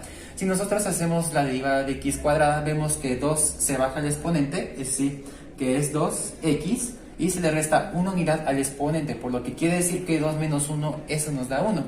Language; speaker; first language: Spanish; native; Spanish